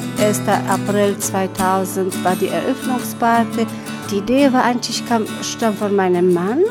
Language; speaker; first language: German; non-native, fluent; Polish